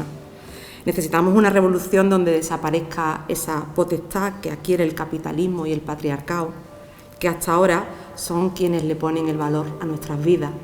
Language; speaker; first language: Spanish; native; Spanish